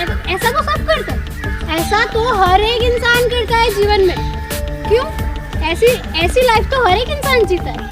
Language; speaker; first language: Hindi; non-native, local second language; Gujarati